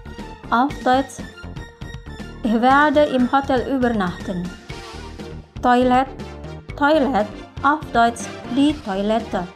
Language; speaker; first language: German; non-native, fluent; Indonesian